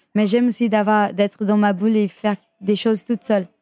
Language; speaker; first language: French; non-native, fluent; Portuguese